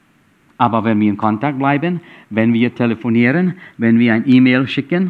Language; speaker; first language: German; non-native, fluent; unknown